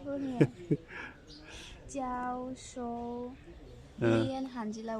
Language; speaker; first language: Chinese; non-native, learner; Nepali